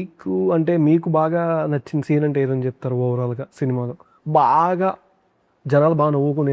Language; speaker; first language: Telugu; native; Telugu